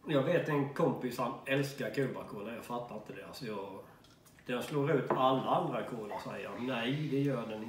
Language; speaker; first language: Swedish; native; Swedish